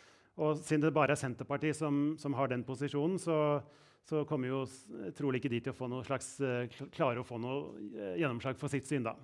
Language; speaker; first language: Norwegian; native; Norwegian